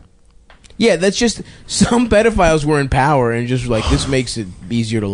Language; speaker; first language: English; native; English